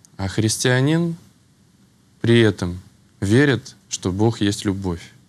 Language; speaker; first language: Russian; native; Russian